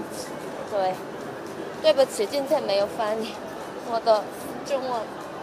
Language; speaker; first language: Chinese; non-native, learner; Korean